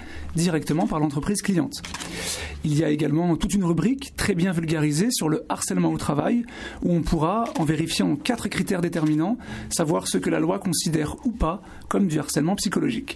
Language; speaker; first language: French; native; French